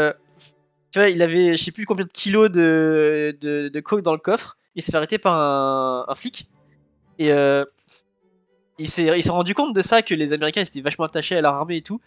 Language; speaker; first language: French; native; French